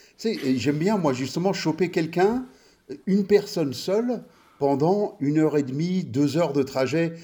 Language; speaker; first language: French; early bilingual, other home language; Italian